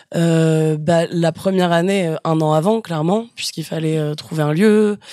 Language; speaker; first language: French; native; French